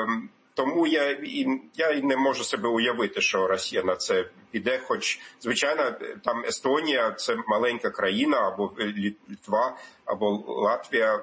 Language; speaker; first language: Ukrainian; non-native, fluent; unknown